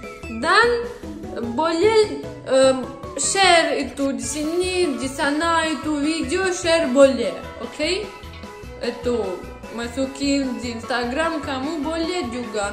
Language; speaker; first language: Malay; non-native, learner; Russian